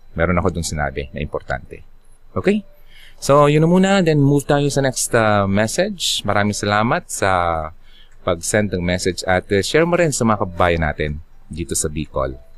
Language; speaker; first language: Filipino; non-native, local second language; Bikol